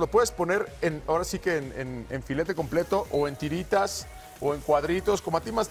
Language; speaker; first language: Spanish; native; Spanish